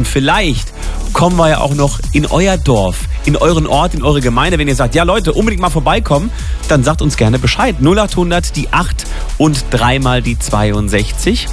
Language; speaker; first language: German; native; German